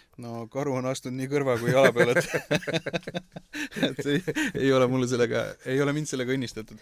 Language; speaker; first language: Estonian; native; Estonian